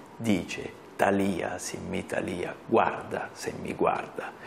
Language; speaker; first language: Italian; non-native, local second language; Sicilian